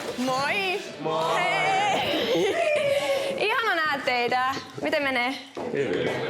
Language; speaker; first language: Finnish; native; Finnish